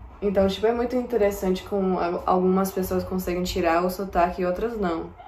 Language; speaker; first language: Portuguese; non-native, fluent; English